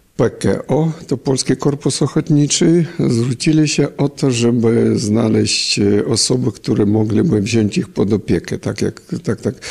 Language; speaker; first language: Polish; non-native, learner; Ukrainian